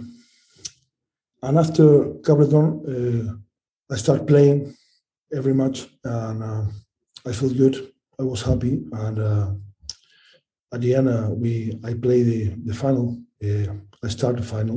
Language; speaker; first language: English; non-native, learner; Spanish